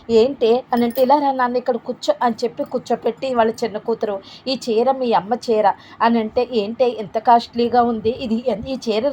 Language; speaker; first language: Telugu; native; Telugu